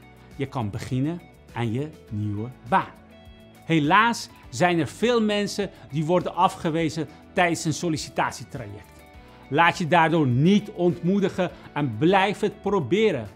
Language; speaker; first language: Dutch; non-native, fluent; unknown